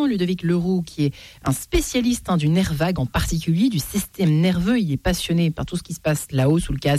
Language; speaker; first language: French; native; French